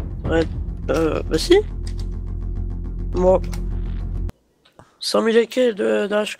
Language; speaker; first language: French; native; French